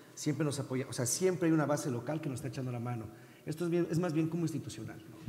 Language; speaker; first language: Spanish; native; Spanish